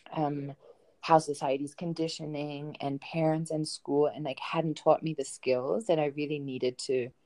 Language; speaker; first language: English; non-native, fluent; German